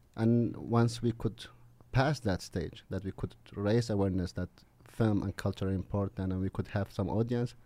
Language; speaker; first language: English; non-native, fluent; Arabic